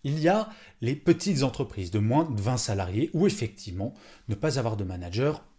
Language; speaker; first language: French; native; French